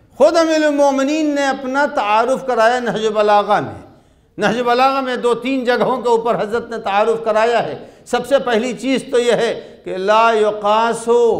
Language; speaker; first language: Urdu; native; Urdu